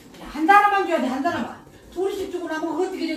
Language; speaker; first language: Korean; native; Korean